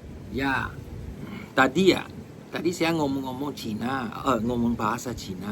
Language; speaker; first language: Indonesian; non-native, fluent; Chinese